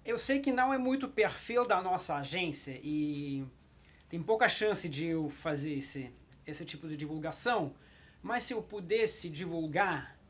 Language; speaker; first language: Portuguese; non-native, fluent; Russian